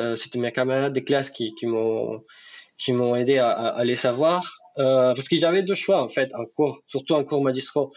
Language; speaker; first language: French; non-native, fluent; Spanish